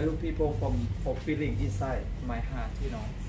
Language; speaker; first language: English; non-native, learner; Thai